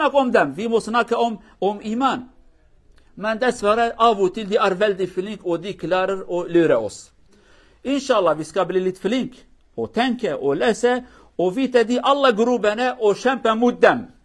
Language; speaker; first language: Norwegian; non-native, learner; Kurdish